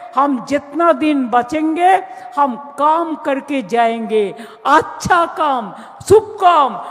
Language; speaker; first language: Hindi; non-native, local second language; Bangla